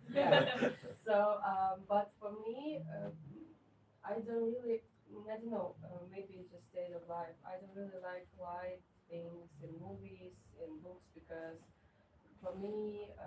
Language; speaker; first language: English; non-native, fluent; Ukrainian